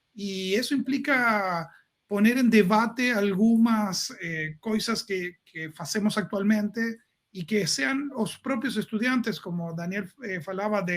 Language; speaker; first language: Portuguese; non-native, learner; Spanish